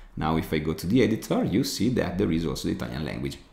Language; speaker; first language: English; non-native, fluent; Italian